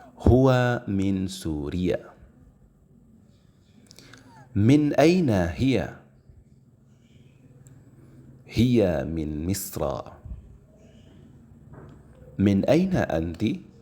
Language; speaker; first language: Arabic; non-native, fluent; Indonesian